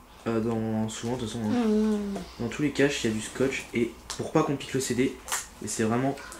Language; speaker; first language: French; native; French